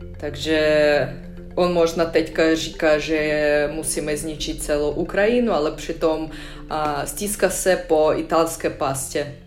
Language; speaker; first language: Czech; non-native, fluent; Russian